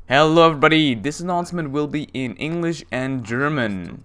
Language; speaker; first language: English; non-native, fluent; German